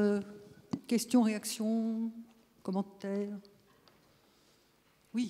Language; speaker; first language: French; native; French